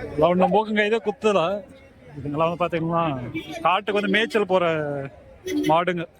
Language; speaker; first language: Tamil; native; Tamil